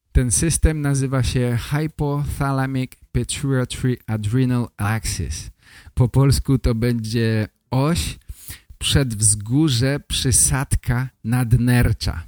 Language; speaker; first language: Polish; native; Polish